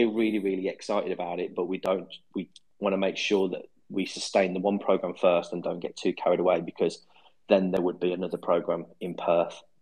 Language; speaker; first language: English; native; English